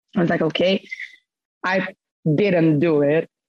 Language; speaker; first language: English; non-native, fluent; Romanian